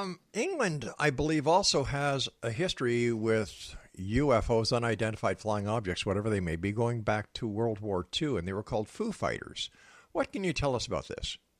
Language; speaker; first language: English; native; English